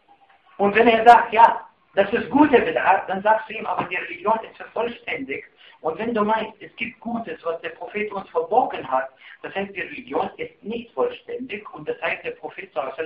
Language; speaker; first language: German; non-native, fluent; Arabic